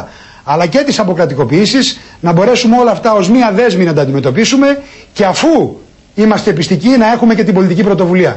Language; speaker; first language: Greek; native; Greek